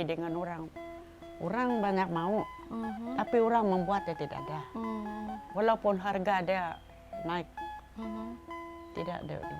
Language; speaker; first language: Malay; non-native, local second language; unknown